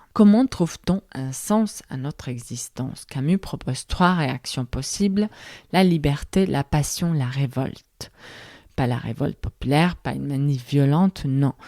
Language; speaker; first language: French; non-native, fluent; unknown